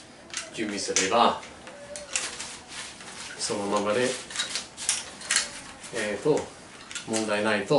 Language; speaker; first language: Japanese; non-native, learner; English